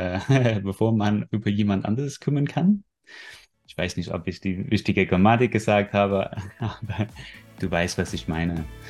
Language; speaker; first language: German; non-native, fluent; English